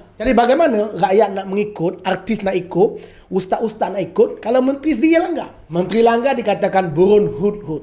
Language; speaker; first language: Malay; native; Malay